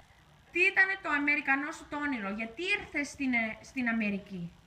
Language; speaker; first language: Greek; early bilingual, heritage; English